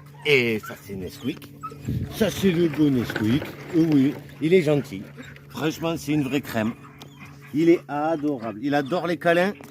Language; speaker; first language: French; native; French